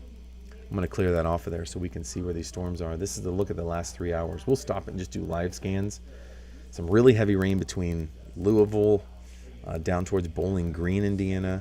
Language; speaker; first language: English; native; English